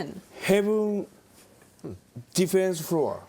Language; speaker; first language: English; non-native, learner; Japanese